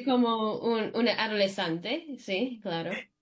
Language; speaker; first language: Spanish; early bilingual, heritage; Spanish